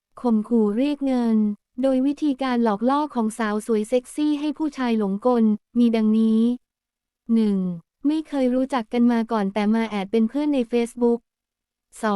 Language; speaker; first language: Thai; native; Thai